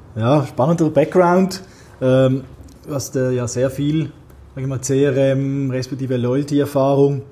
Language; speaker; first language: German; native; German